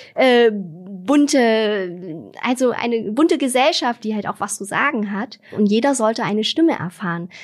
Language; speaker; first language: German; non-native, fluent; Vietnamese